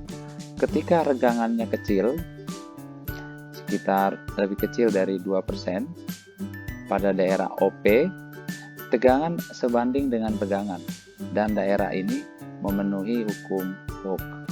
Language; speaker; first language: Indonesian; native; Indonesian